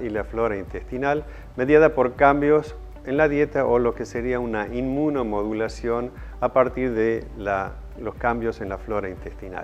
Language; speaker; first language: Spanish; native; Spanish